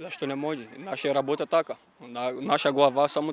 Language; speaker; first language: Macedonian; non-native, learner; Portuguese